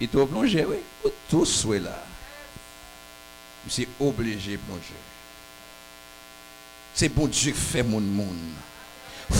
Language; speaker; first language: French; non-native, local second language; Haitian Creole